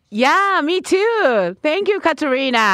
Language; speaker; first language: English; non-native, learner; Japanese